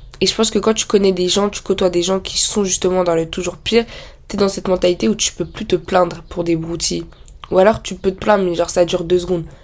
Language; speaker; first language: French; native; French